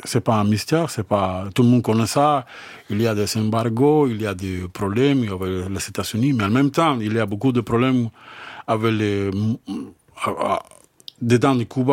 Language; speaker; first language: French; non-native, fluent; Spanish